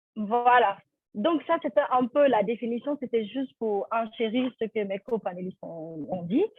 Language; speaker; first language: French; non-native, local second language; Fula